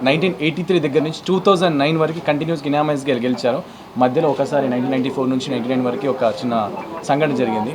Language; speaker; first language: Telugu; native; Telugu